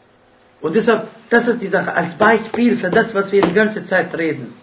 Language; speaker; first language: German; non-native, fluent; Arabic